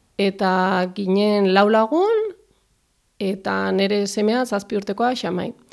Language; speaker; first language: Basque; native; Basque